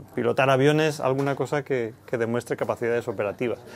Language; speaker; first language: Spanish; native; Spanish